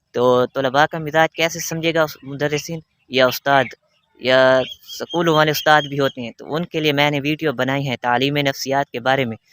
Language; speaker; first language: Urdu; non-native, local second language; Baluchi